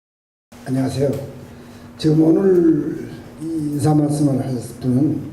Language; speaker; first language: Korean; native; Korean